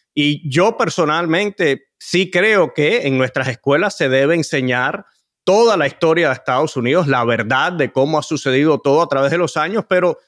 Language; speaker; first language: Spanish; early bilingual, heritage; Spanish